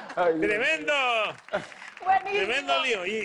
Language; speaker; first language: Spanish; early bilingual, heritage; Spanish